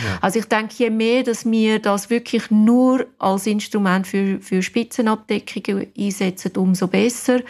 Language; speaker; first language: German; non-native, fluent; English